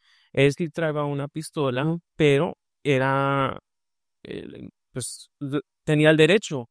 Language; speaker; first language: Spanish; early bilingual, heritage; Spanish